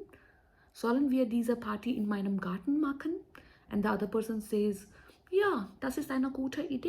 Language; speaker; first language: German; non-native, fluent; Hindi